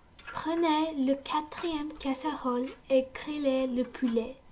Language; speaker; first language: French; non-native, learner; English